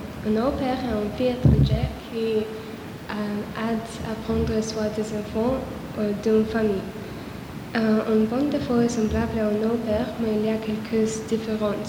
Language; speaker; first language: French; non-native, learner; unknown